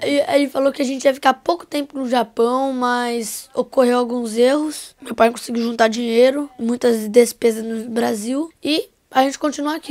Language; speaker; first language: Portuguese; early bilingual, heritage; Portuguese